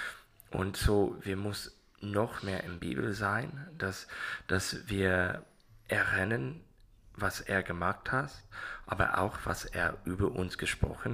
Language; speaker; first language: German; non-native, learner; English